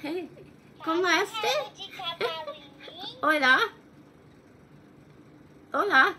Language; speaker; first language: Spanish; non-native, learner; English